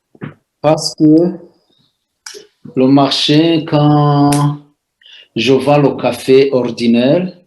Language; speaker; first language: French; non-native, local second language; Rundi